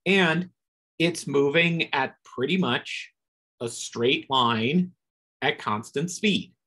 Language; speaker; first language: English; native; English